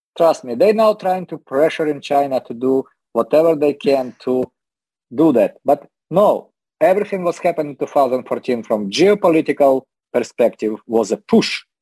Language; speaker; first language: English; non-native, learner; Russian